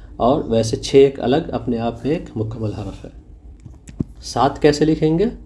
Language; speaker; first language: Hindi; native; Hindi